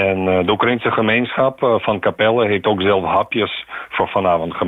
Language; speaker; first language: Dutch; non-native, fluent; Ukrainian